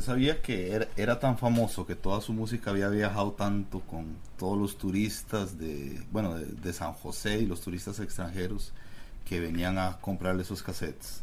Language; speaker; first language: Spanish; native; Spanish